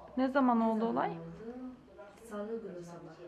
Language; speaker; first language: Turkish; non-native, fluent; Indonesian